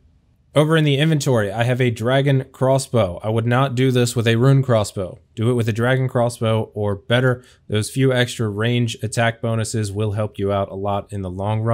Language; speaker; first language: English; native; English